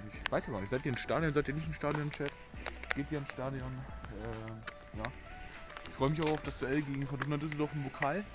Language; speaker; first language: German; native; German